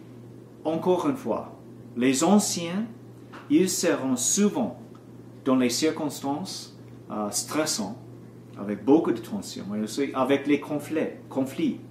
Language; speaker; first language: French; non-native, learner; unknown